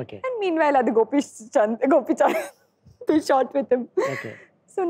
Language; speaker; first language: Telugu; non-native, learner; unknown